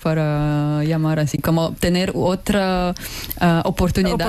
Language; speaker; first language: Spanish; non-native, learner; Russian